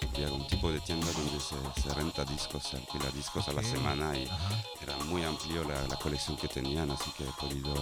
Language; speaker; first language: Spanish; non-native, fluent; French